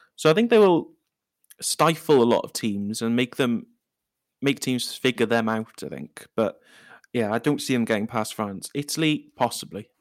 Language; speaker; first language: English; native; English